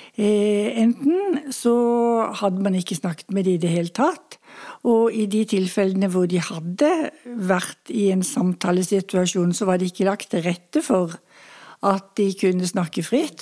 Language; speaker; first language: Norwegian; native; Norwegian